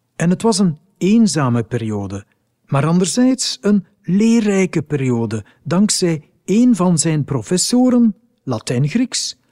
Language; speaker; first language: Dutch; native; Dutch